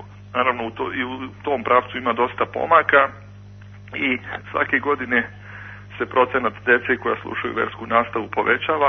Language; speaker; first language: Croatian; native; Croatian